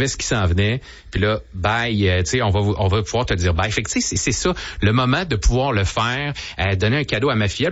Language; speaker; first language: French; native; French